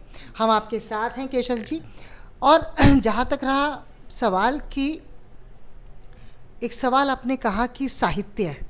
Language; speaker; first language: Hindi; native; Hindi